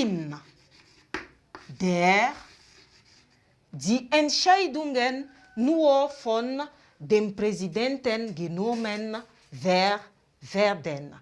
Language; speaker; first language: German; non-native, fluent; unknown